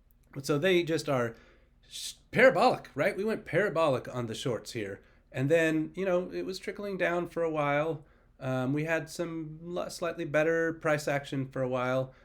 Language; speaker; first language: English; native; English